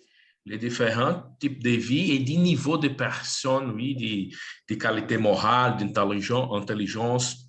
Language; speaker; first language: French; non-native, learner; Portuguese